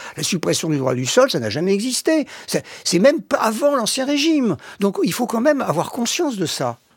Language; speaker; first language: French; native; French